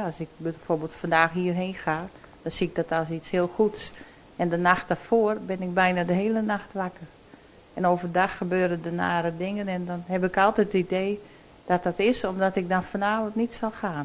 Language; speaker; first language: Dutch; native; Dutch